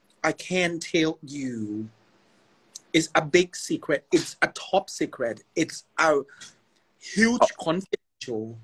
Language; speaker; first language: English; non-native, learner; Thai